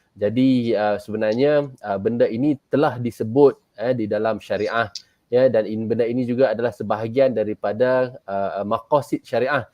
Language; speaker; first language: Malay; native; Malay